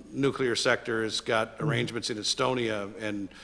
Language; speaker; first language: English; native; English